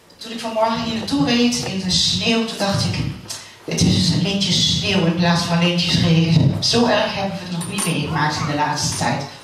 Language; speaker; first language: Dutch; native; Dutch